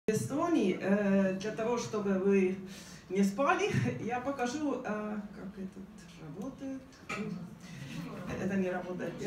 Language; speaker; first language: Russian; non-native, fluent; Estonian